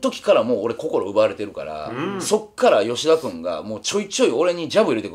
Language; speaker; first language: Japanese; native; Japanese